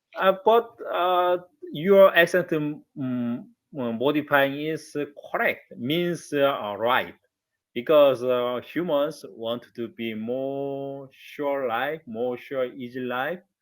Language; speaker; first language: English; non-native, learner; Korean